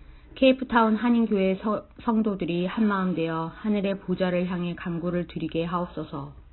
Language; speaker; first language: Korean; native; Korean